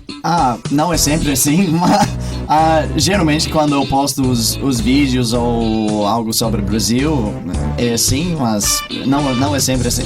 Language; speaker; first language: Portuguese; non-native, fluent; English